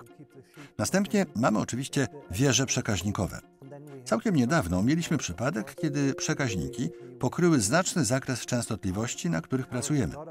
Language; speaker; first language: Polish; native; Polish